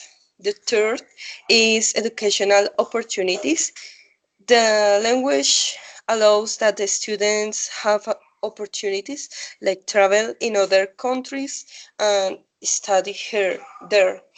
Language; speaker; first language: English; non-native, learner; Spanish